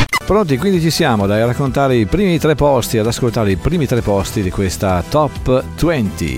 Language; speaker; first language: Italian; native; Italian